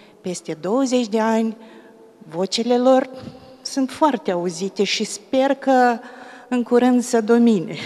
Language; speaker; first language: Romanian; native; Romanian